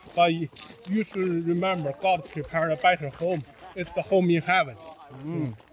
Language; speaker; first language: English; non-native, learner; Chinese